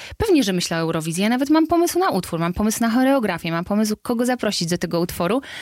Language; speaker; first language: Polish; native; Polish